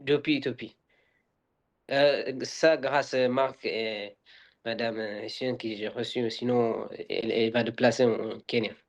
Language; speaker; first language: French; non-native, learner; Arabic